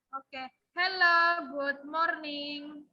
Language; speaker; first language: English; non-native, learner; Indonesian